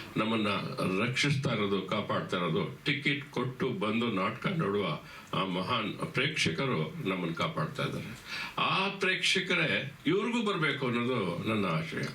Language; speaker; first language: Kannada; native; Kannada